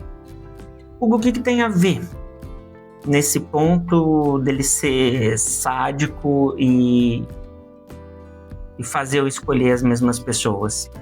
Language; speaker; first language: Portuguese; native; Portuguese